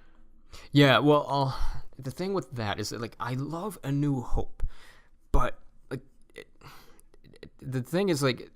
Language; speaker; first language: English; native; English